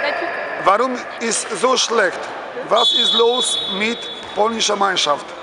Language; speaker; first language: German; non-native, learner; Polish